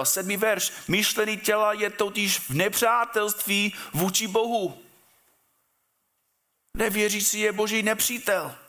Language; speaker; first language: Czech; non-native, fluent; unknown